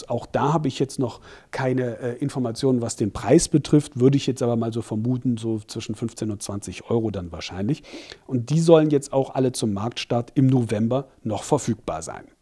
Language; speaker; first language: German; native; German